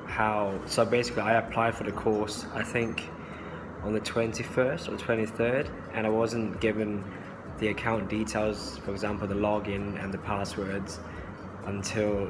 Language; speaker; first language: English; non-native, local second language; Cantonese